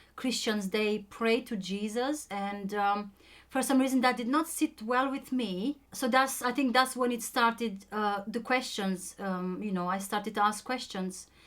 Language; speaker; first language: English; non-native, fluent; Romanian